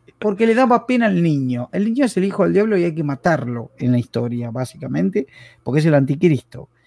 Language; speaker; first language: Spanish; native; Spanish